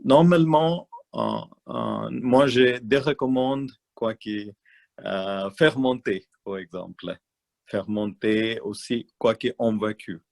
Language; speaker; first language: French; non-native, learner; Malayalam